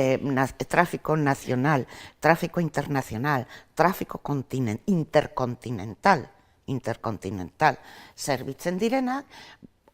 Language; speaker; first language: Basque; non-native, local second language; Spanish